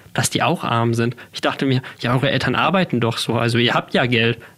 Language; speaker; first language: German; native; German